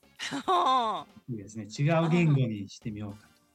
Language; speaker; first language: Japanese; non-native, fluent; Uzbek